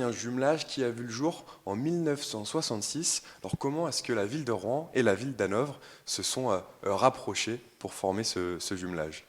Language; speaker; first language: French; native; French